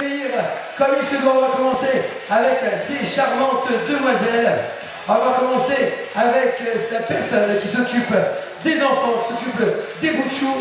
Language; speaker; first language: French; native; French